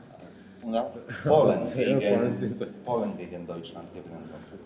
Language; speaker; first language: German; non-native, learner; Polish